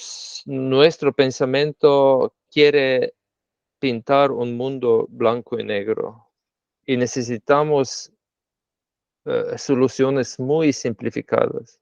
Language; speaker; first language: Spanish; non-native, fluent; Slovenian